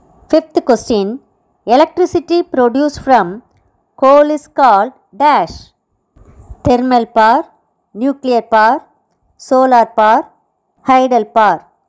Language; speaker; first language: English; non-native, local second language; Tamil